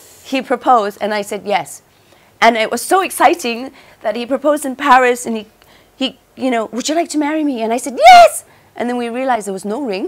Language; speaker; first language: English; non-native, fluent; Thai